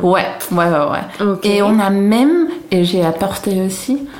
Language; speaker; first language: French; non-native, fluent; Dutch